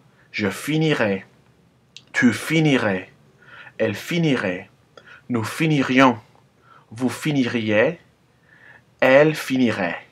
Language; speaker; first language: French; non-native, fluent; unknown